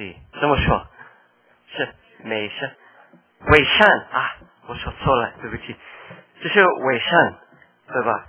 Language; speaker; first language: Chinese; non-native, learner; English